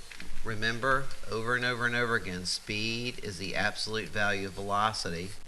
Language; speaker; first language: English; native; English